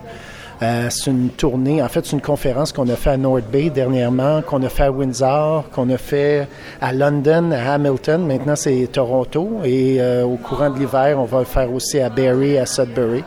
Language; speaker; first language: French; native; French